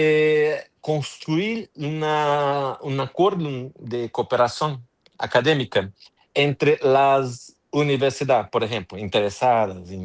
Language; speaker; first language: Spanish; non-native, fluent; Portuguese